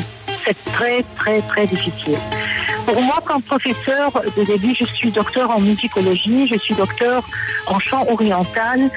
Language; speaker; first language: French; non-native, local second language; Arabic